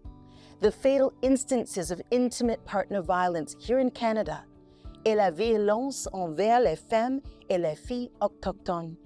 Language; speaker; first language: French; non-native, local second language; English